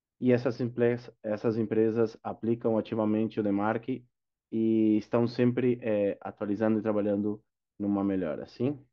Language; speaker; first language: Portuguese; non-native, fluent; Spanish